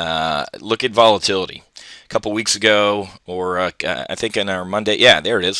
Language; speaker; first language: English; native; English